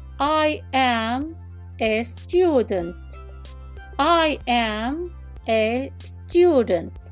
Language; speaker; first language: English; non-native, fluent; Arabic